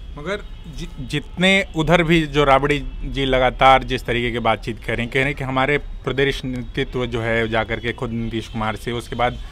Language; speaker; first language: Hindi; native; Hindi